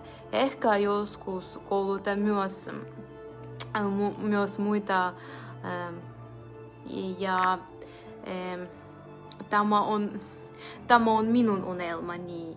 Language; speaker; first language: Finnish; non-native, fluent; Ukrainian